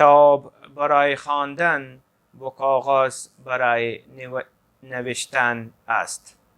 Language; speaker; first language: Persian; non-native, fluent; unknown